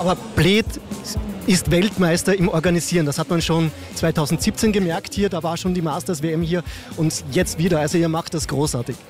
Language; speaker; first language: German; native; German